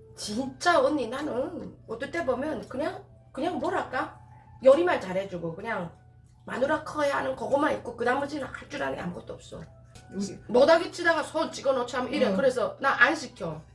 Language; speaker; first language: Korean; native; Korean